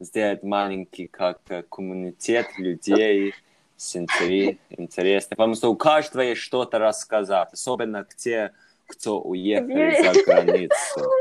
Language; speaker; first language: Russian; non-native, fluent; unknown